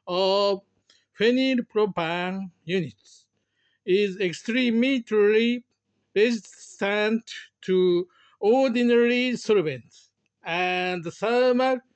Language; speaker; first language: English; non-native, learner; Japanese